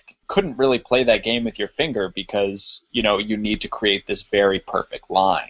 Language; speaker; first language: English; native; English